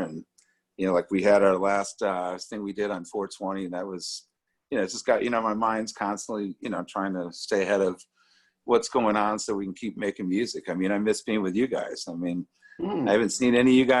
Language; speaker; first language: English; native; English